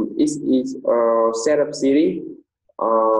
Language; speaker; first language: English; non-native, fluent; Vietnamese